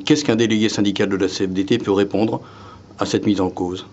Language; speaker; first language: French; native; French